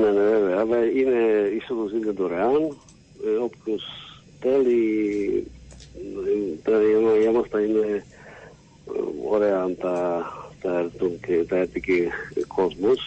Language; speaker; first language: Greek; non-native, learner; Slovak